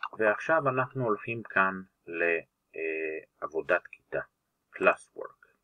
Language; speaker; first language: Hebrew; native; Hebrew